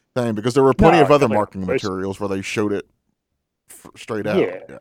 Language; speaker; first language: English; native; English